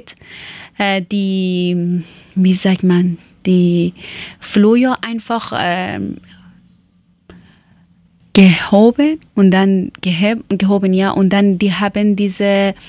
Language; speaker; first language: German; non-native, learner; Persian